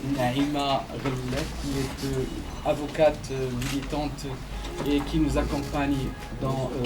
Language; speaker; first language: French; non-native, local second language; Arabic